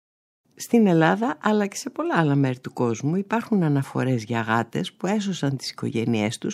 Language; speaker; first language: Greek; native; Greek